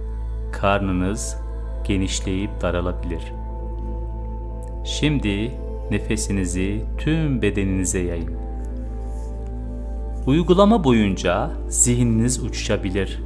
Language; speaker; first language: Turkish; native; Turkish